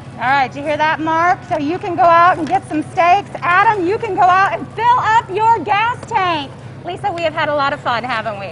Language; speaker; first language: English; native; English